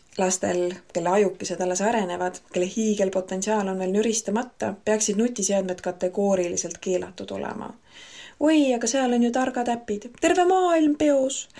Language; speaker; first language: Estonian; native; Estonian